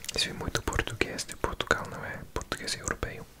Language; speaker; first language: Portuguese; non-native, learner; English